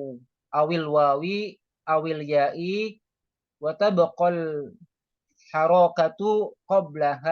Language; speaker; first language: Arabic; non-native, learner; Indonesian